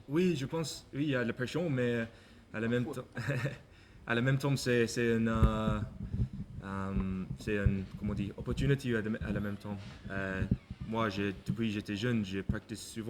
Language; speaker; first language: French; non-native, learner; English